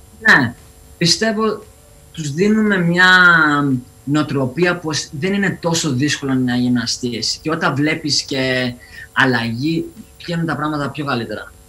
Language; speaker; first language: Greek; early bilingual, other home language; English